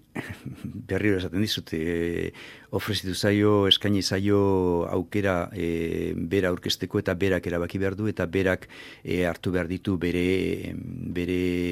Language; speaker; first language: Basque; native; Basque